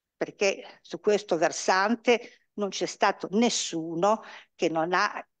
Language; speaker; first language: Italian; native; Italian